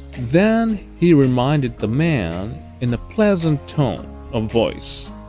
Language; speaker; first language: English; non-native, fluent; Japanese